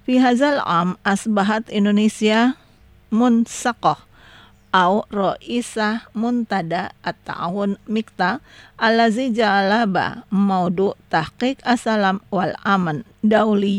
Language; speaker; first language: Arabic; non-native, fluent; Indonesian